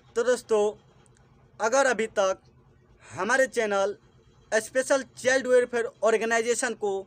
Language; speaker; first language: Hindi; native; Hindi